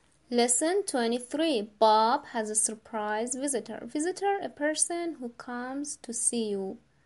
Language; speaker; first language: English; non-native, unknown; Persian